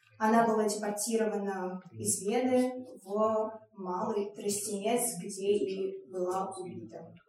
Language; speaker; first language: Russian; native; Russian